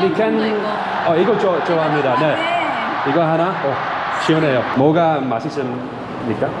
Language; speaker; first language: Korean; non-native, learner; Dutch